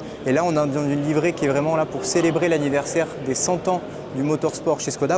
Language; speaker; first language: French; native; French